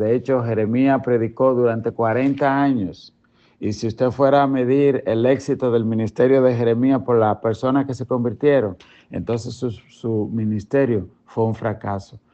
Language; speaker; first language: Spanish; native; Spanish